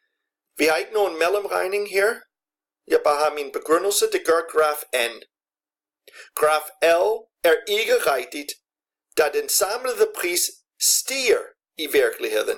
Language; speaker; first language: Danish; non-native, fluent; English